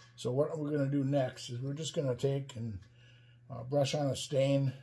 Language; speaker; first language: English; native; English